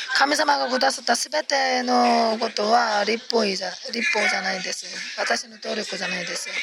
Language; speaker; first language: Japanese; non-native, fluent; Korean